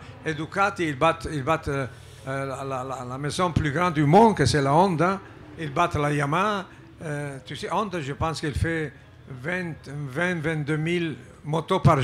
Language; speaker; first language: French; non-native, fluent; Italian